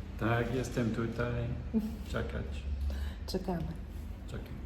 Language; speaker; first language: Polish; non-native, learner; English